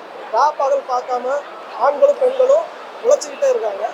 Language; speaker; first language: Tamil; native; Tamil